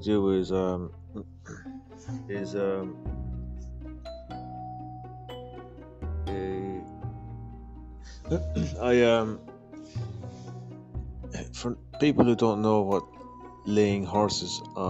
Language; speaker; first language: English; native; English